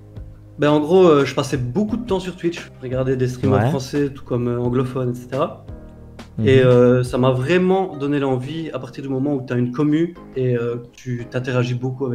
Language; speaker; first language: French; native; French